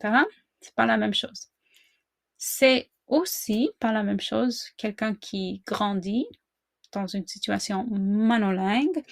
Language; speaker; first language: French; non-native, fluent; English